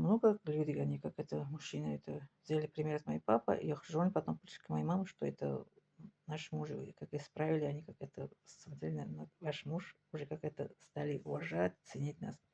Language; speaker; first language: Russian; non-native, local second language; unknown